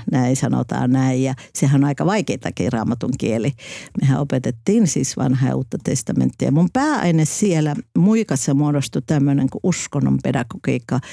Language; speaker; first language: Finnish; native; Finnish